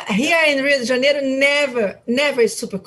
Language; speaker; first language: English; non-native, learner; Portuguese